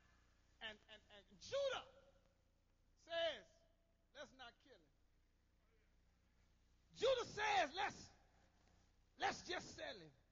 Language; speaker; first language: English; native; English